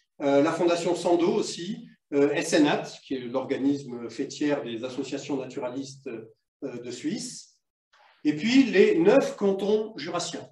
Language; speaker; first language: French; native; French